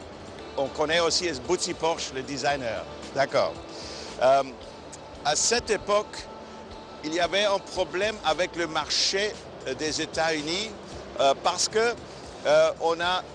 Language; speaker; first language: French; non-native, fluent; German